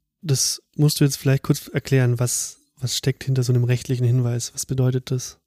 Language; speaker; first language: German; native; German